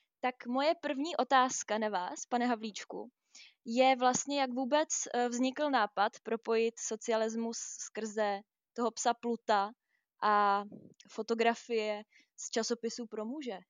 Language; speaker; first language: Czech; native; Czech